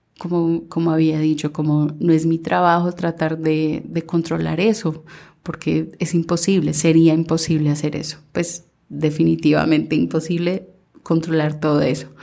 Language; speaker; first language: Spanish; early bilingual, heritage; Spanish